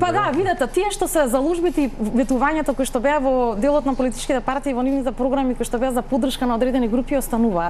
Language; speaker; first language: Macedonian; native; Macedonian